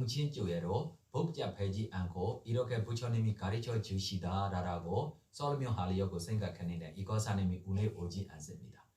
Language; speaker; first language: Korean; non-native, learner; Burmese